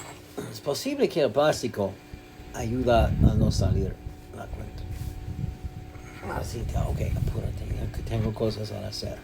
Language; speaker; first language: Spanish; non-native, learner; English